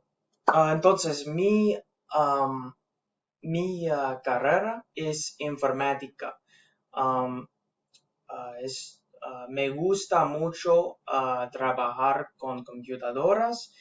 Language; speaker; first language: Spanish; non-native, learner; English